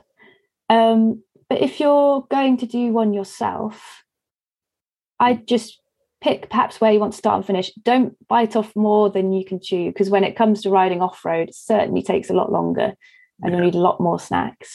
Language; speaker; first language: English; native; English